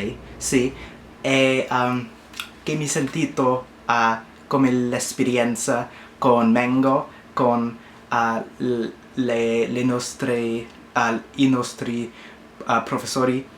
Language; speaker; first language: Italian; non-native, learner; English